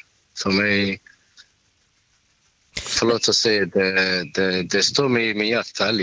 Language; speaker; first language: Swedish; non-native, learner; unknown